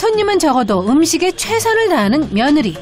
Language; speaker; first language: Korean; native; Korean